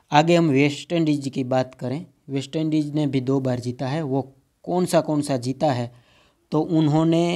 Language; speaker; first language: Hindi; non-native, local second language; Gujarati